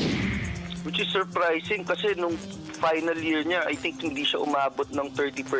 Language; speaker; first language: Filipino; native; Filipino